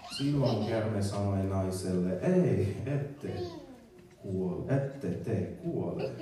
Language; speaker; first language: Finnish; non-native, learner; English